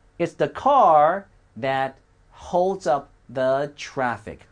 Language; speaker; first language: English; non-native, fluent; Chinese